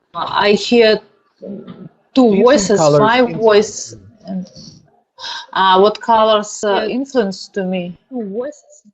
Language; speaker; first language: English; non-native, learner; Russian